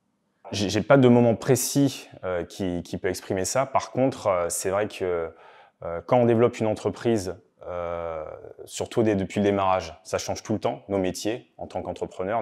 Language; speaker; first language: French; native; French